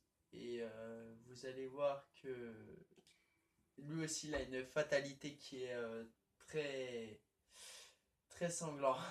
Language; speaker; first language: French; native; French